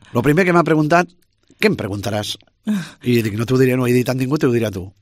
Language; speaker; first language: Catalan; native; Catalan